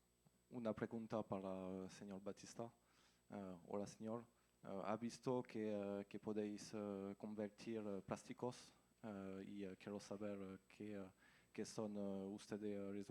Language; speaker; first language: Spanish; non-native, learner; French